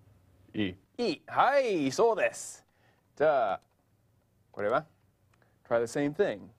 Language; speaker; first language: Japanese; non-native, fluent; English